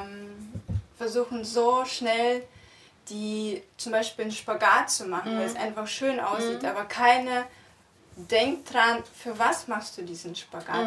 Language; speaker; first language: German; non-native, fluent; Russian